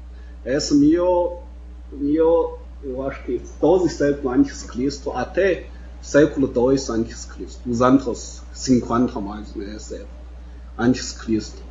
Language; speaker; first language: Portuguese; non-native, fluent; Chinese